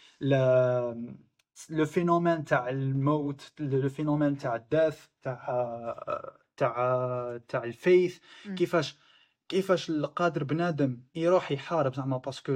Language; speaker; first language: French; non-native, local second language; Arabic